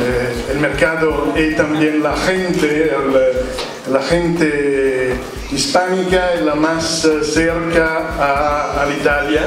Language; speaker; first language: Spanish; non-native, fluent; Italian